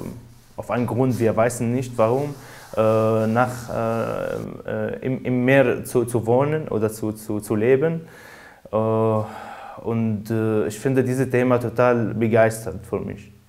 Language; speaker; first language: German; non-native, learner; Arabic